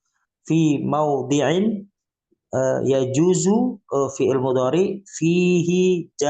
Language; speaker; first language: Arabic; non-native, learner; Indonesian